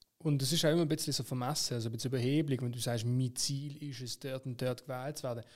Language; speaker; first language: German; native; German